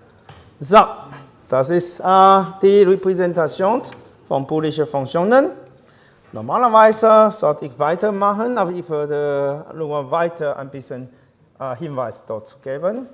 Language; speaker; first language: German; non-native, fluent; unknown